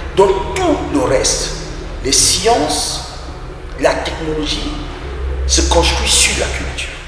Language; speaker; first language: French; non-native, local second language; English